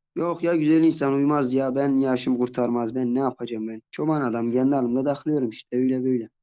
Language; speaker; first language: Turkish; native; Turkish